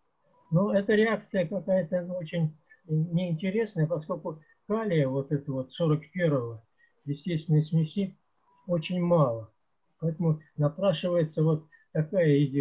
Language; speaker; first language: Russian; native; Russian